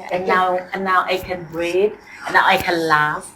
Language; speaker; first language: English; non-native, fluent; Thai